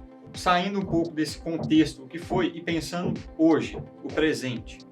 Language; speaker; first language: Portuguese; native; Portuguese